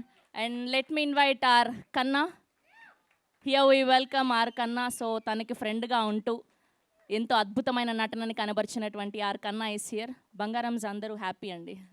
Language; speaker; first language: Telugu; native; Telugu